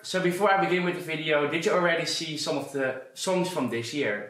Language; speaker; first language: English; non-native, fluent; Dutch